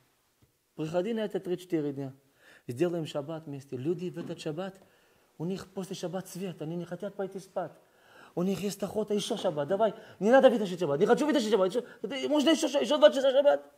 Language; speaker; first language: Russian; early bilingual, heritage; Russian